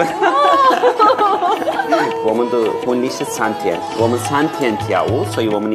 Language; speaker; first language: Chinese; non-native, fluent; Turkish